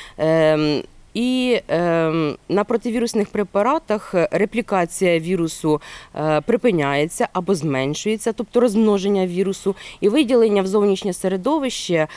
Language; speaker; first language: Ukrainian; native; Ukrainian